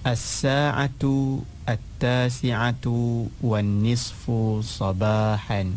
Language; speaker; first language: Arabic; non-native, fluent; Indonesian